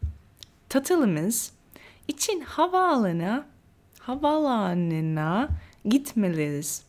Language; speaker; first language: Turkish; non-native, learner; English